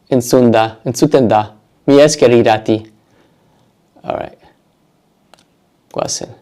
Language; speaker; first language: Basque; non-native, learner; English